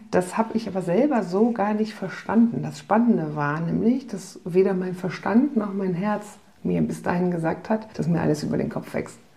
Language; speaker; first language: German; early bilingual, other home language; Polish